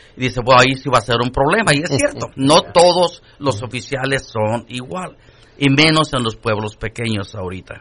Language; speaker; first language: Spanish; native; Spanish